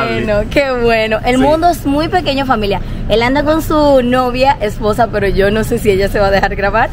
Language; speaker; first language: Spanish; native; Spanish